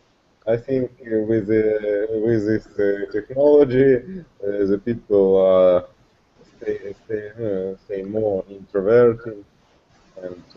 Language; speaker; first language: English; non-native, learner; Russian